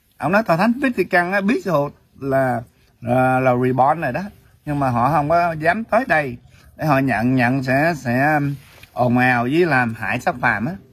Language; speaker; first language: Vietnamese; early bilingual, heritage; Vietnamese